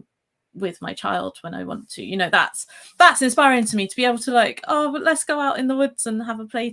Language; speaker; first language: English; native; English